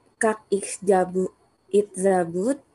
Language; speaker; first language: Russian; non-native, learner; Indonesian